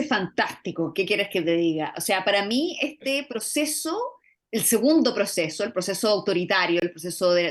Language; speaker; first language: Spanish; native; Spanish